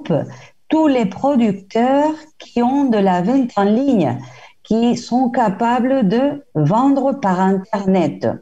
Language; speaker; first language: French; non-native, fluent; Spanish